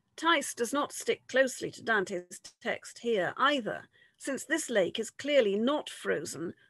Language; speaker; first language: English; native; English